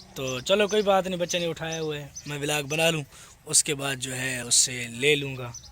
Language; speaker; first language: Urdu; non-native, local second language; Saraiki